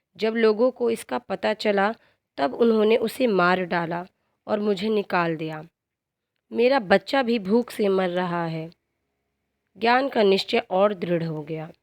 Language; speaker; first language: Hindi; native; Hindi